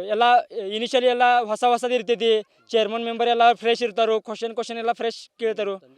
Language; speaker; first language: Kannada; non-native, local second language; Marathi